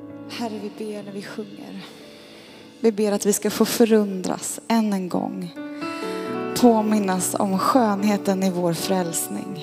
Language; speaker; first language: Swedish; native; Swedish